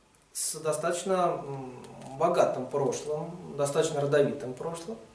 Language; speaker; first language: Russian; native; Russian